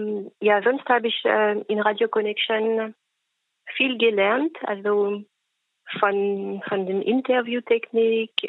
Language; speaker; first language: German; non-native, fluent; French